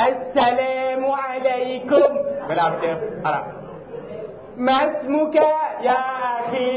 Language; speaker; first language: Arabic; non-native, fluent; Thai